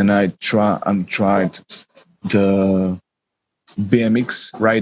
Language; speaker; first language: English; non-native, learner; Czech